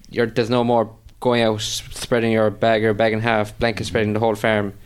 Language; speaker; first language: English; native; English